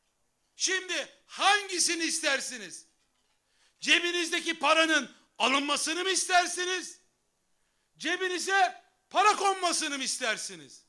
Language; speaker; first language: Turkish; native; Turkish